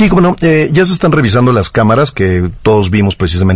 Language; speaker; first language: Spanish; native; Spanish